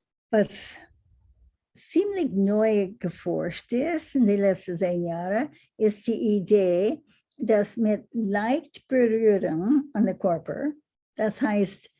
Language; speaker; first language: German; non-native, learner; English